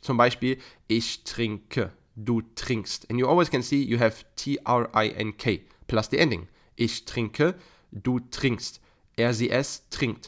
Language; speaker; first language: English; non-native, fluent; German